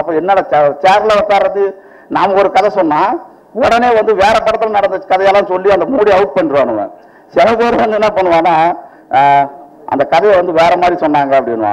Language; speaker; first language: Tamil; native; Tamil